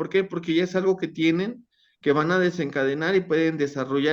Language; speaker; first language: Spanish; native; Spanish